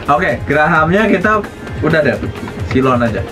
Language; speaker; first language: Indonesian; native; Indonesian